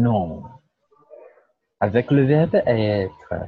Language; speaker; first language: French; non-native, learner; Portuguese